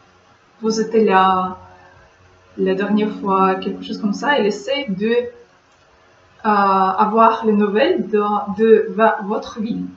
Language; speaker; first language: French; non-native, learner; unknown